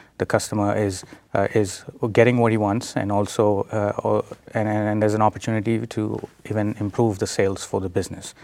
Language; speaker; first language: English; non-native, local second language; Telugu